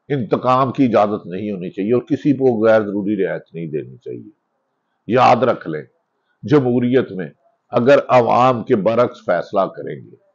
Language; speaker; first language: Urdu; non-native, local second language; Punjabi